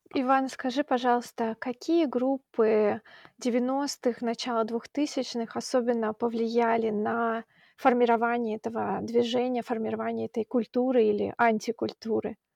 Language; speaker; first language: Russian; native; Russian